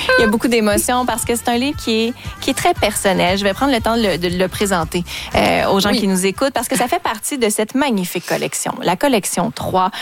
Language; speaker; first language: French; native; French